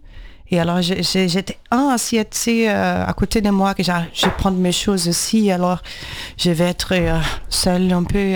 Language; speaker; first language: French; non-native, learner; Portuguese